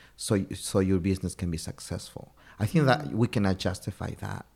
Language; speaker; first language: English; non-native, fluent; Spanish